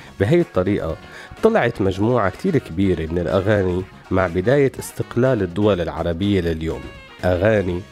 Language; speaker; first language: Arabic; native; Arabic